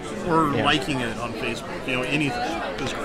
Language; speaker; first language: English; native; English